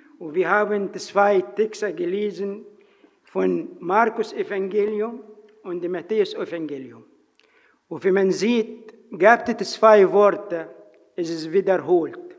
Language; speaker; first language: German; non-native, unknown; Arabic